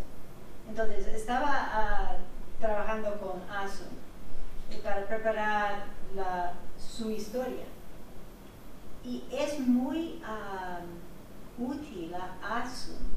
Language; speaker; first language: Spanish; non-native, fluent; English